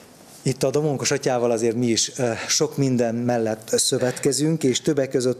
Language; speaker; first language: Hungarian; native; Hungarian